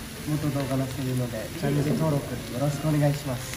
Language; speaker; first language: Japanese; early bilingual, other home language; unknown